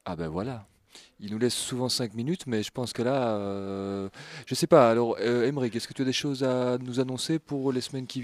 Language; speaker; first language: French; native; French